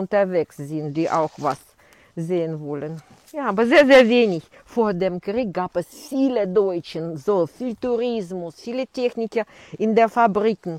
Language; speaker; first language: German; non-native, fluent; Russian